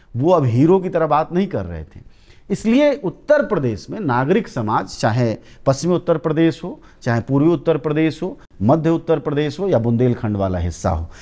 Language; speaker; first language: Hindi; native; Hindi